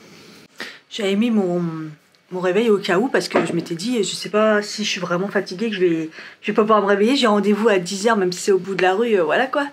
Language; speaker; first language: French; native; French